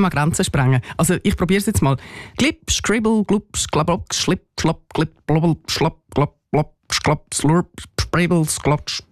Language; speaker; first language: German; native; German